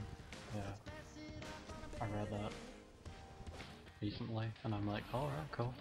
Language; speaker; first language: English; native; English